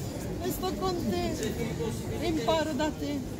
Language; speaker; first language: Italian; native; Italian